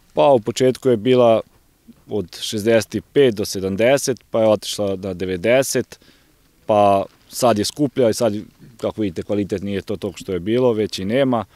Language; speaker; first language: Croatian; native; Croatian